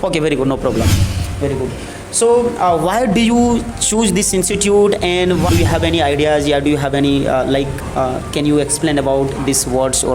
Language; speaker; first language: English; non-native, local second language; Hindi